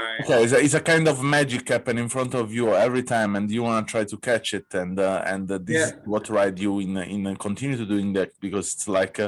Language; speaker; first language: English; non-native, fluent; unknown